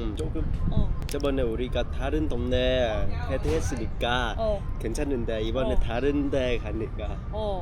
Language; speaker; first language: Korean; non-native, fluent; Vietnamese